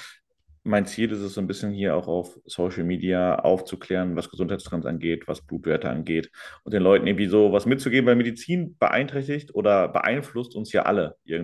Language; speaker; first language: German; native; German